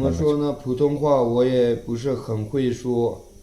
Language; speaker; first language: Chinese; non-native, local second language; Tibetan